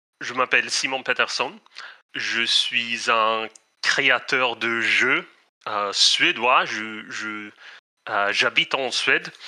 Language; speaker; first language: French; non-native, fluent; Swedish